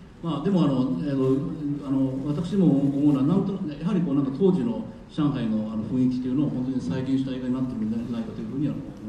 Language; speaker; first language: Japanese; non-native, fluent; Chinese